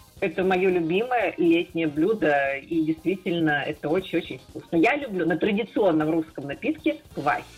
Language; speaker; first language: Russian; native; Russian